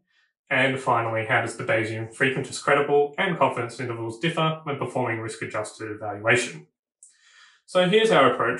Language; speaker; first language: English; native; English